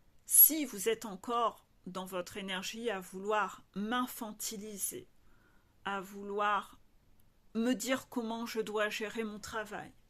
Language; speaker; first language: French; native; French